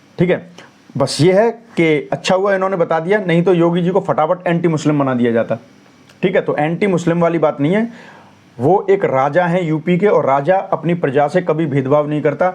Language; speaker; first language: Hindi; native; Hindi